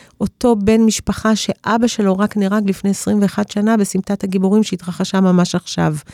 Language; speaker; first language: Hebrew; early bilingual, other home language; English